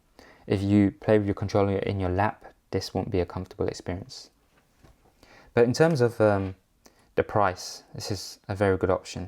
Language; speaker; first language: English; native; English